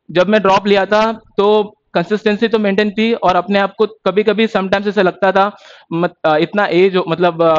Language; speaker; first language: Hindi; non-native, local second language; Marathi